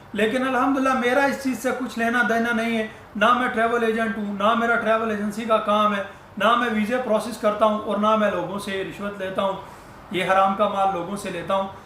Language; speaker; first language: Urdu; non-native, local second language; Punjabi